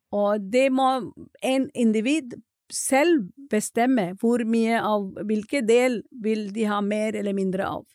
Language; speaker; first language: Norwegian; non-native, fluent; Marathi